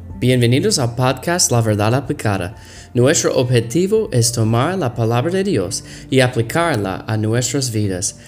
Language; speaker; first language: Spanish; non-native, fluent; English